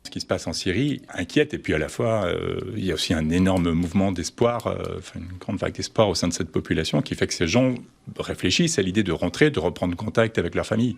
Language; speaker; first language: French; native; French